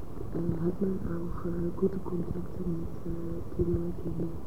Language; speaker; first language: German; non-native, learner; Dutch